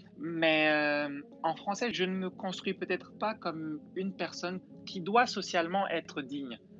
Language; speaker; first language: French; non-native, local second language; Bambara